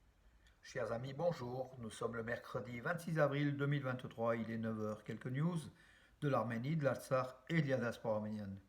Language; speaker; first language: French; native; French